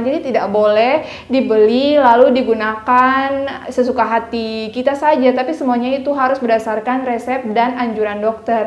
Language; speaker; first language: Indonesian; native; Indonesian